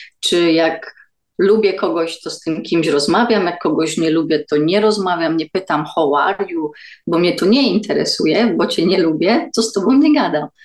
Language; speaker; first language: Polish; native; Polish